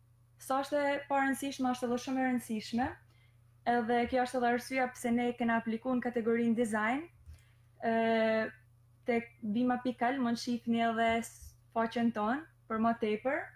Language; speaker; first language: Albanian; native; Albanian